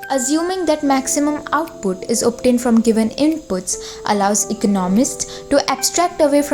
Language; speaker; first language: English; non-native, local second language; Gujarati